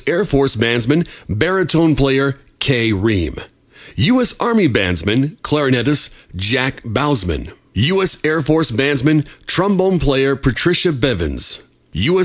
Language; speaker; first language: English; native; English